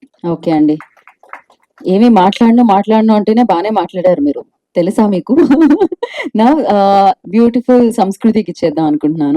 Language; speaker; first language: Telugu; native; Telugu